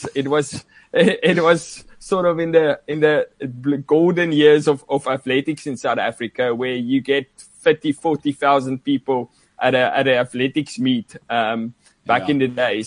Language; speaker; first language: English; non-native, local second language; Afrikaans